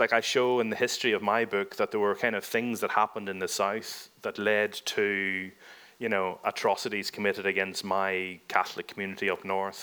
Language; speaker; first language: English; native; English